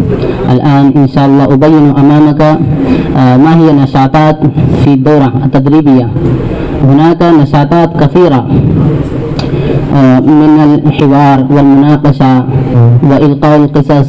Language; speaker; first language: Arabic; non-native, learner; Urdu